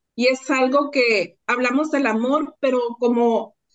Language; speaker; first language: Spanish; native; Spanish